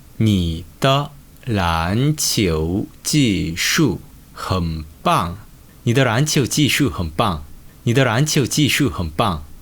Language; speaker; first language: Chinese; non-native, fluent; Korean